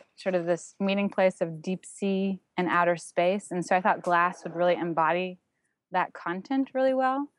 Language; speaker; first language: English; non-native, fluent; German